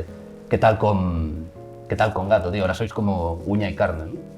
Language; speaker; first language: Spanish; native; Spanish